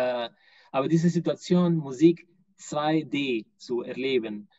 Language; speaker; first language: German; non-native, fluent; Spanish